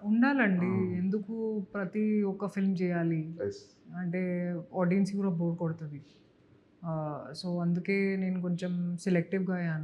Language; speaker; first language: Telugu; non-native, fluent; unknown